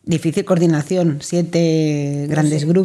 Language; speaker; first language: Spanish; native; Spanish